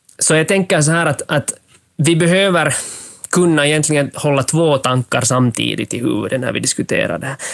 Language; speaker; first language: Swedish; native; Swedish